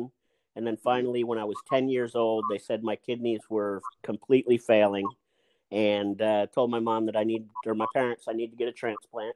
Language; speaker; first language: English; native; English